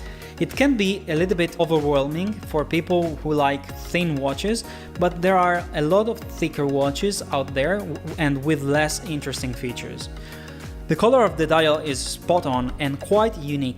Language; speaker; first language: English; non-native, fluent; Italian